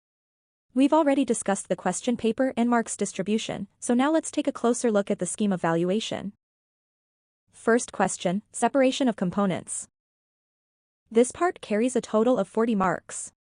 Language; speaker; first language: English; non-native, local second language; Malayalam